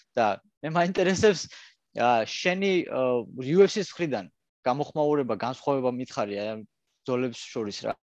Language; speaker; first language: Georgian; early bilingual, heritage; Georgian